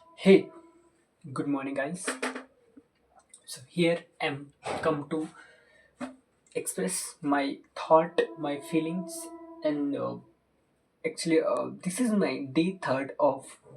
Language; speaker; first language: English; non-native, local second language; Hindi